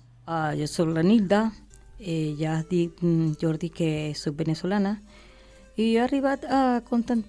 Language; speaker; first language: Catalan; non-native, learner; Spanish